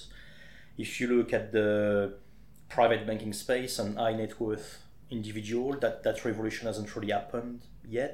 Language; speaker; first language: English; non-native, fluent; French